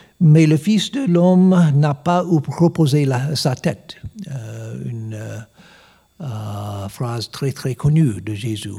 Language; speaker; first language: French; non-native, learner; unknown